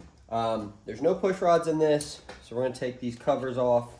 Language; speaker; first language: English; native; English